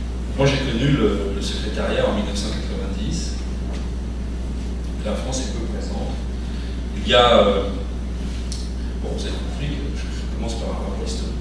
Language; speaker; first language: French; native; French